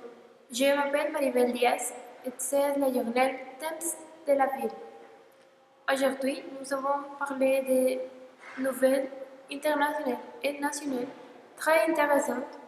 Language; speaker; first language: French; non-native, learner; Spanish